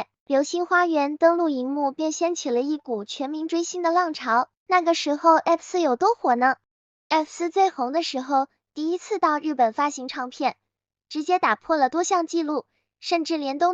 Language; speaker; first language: Chinese; native; Chinese